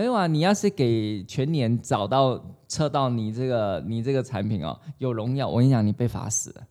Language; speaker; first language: Chinese; native; Chinese